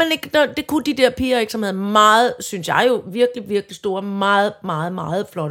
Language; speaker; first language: Danish; native; Danish